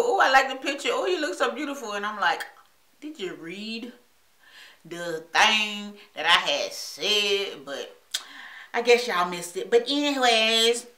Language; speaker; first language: English; native; English